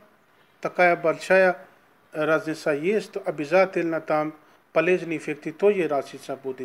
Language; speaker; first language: Russian; non-native, learner; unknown